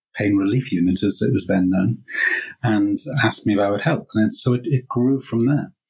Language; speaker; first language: English; native; English